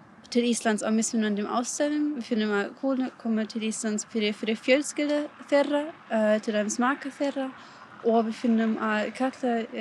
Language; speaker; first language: Icelandic; non-native, learner; German